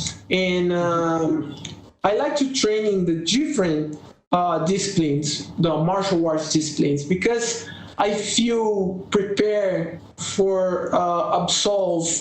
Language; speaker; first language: English; non-native, learner; Portuguese